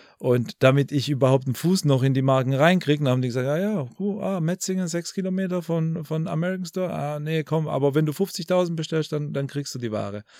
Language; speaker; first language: German; early bilingual, other home language; Albanian